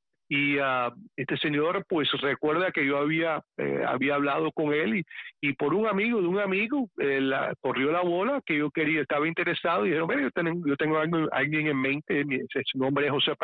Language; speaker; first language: Spanish; early bilingual, heritage; Spanish